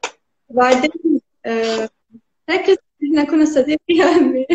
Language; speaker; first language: Arabic; non-native, learner; Turkish